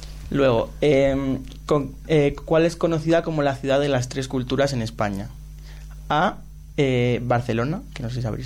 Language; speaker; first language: Spanish; native; Spanish